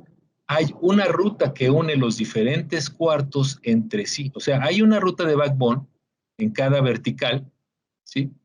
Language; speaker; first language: Spanish; native; Spanish